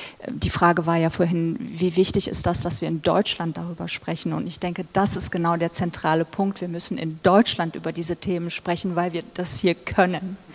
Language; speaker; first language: German; early bilingual, other home language; Turkish